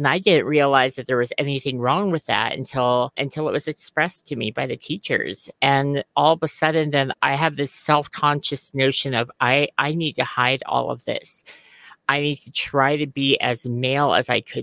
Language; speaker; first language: English; native; English